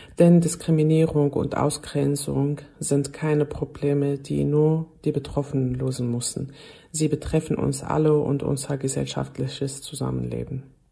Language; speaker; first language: German; non-native, fluent; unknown